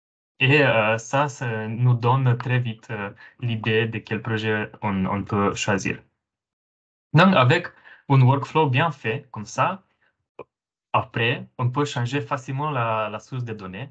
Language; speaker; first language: French; non-native, fluent; Romanian